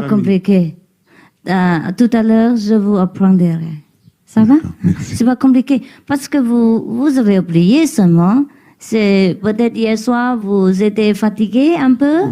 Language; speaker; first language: French; non-native, fluent; Vietnamese